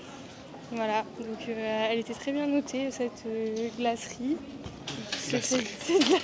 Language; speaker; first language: French; native; French